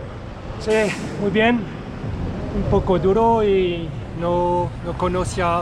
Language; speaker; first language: Spanish; non-native, learner; French